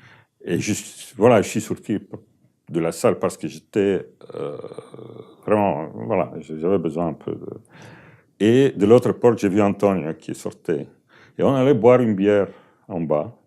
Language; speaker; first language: French; non-native, fluent; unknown